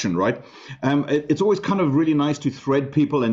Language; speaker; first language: English; non-native, local second language; German